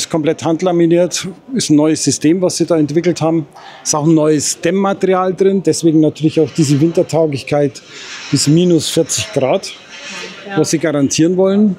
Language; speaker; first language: German; native; German